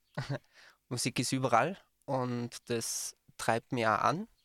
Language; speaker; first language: German; native; German